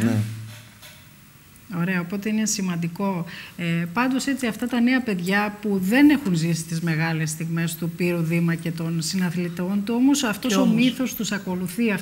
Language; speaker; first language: Greek; native; Greek